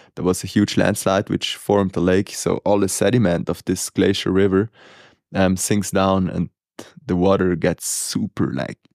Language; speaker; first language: English; non-native, fluent; Italian